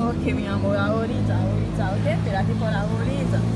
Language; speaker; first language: Spanish; non-native, fluent; Haitian Creole